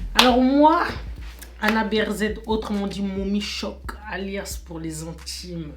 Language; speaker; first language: French; early bilingual, other home language; Lingala